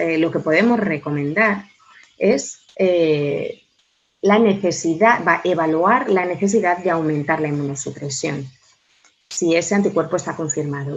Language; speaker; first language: Spanish; native; Spanish